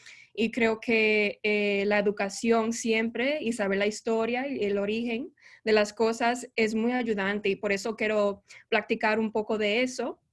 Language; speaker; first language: Spanish; early bilingual, heritage; Spanish